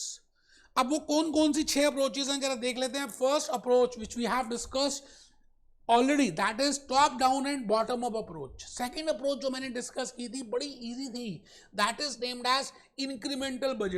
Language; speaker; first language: Hindi; native; Hindi